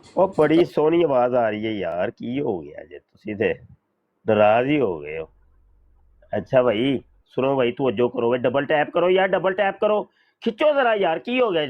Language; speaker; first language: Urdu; non-native, local second language; Punjabi